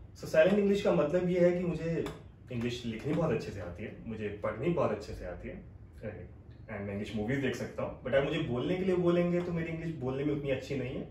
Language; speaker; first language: Hindi; non-native, local second language; Punjabi